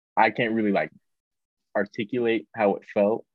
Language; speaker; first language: English; native; English